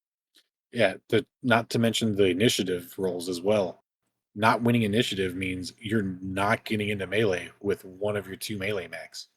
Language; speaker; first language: English; native; English